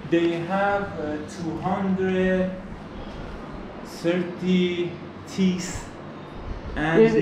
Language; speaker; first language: English; non-native, learner; Persian